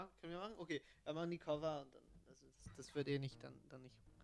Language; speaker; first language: German; non-native, fluent; Italian